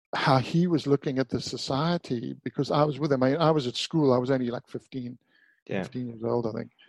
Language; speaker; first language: English; native; English